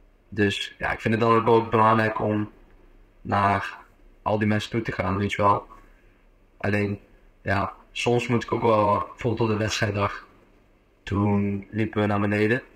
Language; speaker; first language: Dutch; native; Dutch